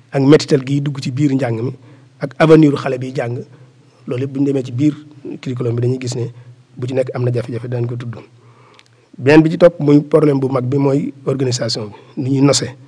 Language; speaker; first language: Wolof; native; Wolof